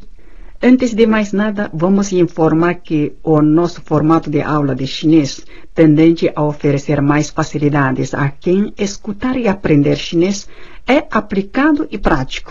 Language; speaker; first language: Portuguese; non-native, fluent; Chinese